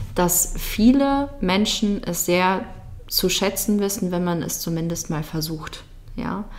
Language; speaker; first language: German; early bilingual, other home language; Russian